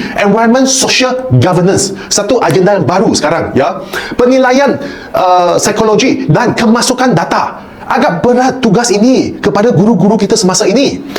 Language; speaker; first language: Malay; non-native, local second language; Chinese